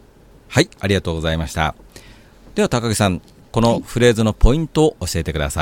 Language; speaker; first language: Japanese; native; Japanese